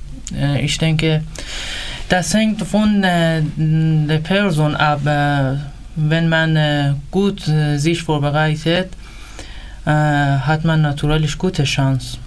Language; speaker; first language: German; non-native, learner; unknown